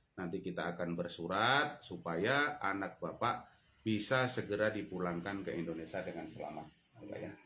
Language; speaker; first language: Indonesian; non-native, local second language; Sundanese